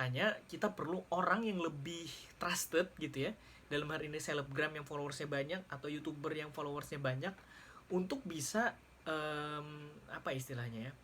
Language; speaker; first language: Indonesian; native; Indonesian